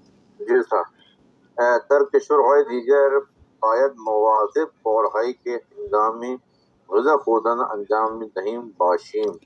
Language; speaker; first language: Persian; non-native, learner; Urdu